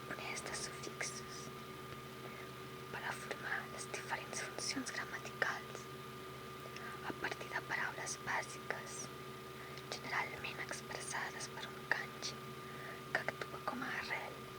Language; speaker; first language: Catalan; non-native, local second language; Spanish